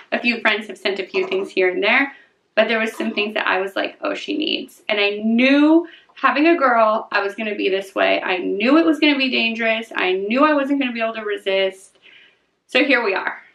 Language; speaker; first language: English; native; English